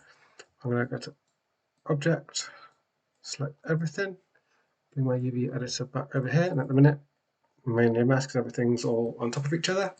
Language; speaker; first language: English; native; English